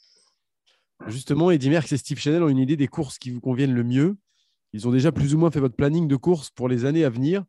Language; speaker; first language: French; native; French